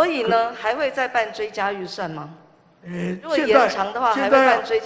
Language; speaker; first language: Chinese; native; Chinese